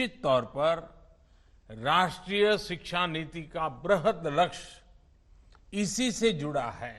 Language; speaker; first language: Hindi; non-native, local second language; Gujarati